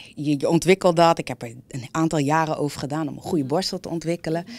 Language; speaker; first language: Dutch; native; Dutch